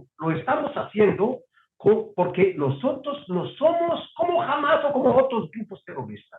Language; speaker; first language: Spanish; non-native, fluent; Hebrew